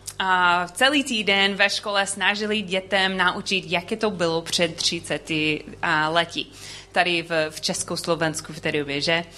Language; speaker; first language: Czech; non-native, learner; English